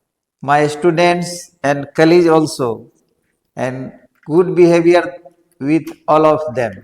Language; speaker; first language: English; non-native, learner; Hindi